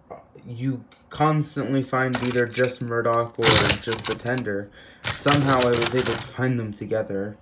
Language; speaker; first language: English; native; English